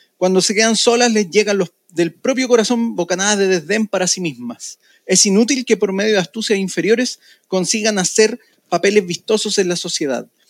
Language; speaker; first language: Spanish; native; Spanish